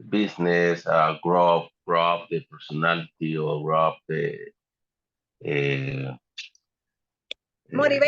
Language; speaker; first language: English; non-native, learner; Spanish